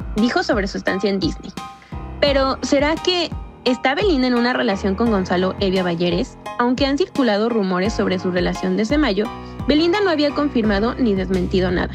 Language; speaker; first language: Spanish; native; Spanish